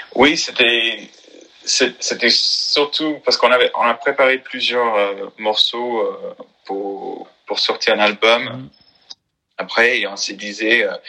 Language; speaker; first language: French; non-native, fluent; English